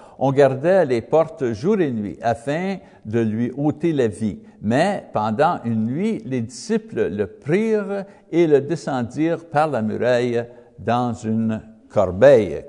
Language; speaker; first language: French; non-native, learner; English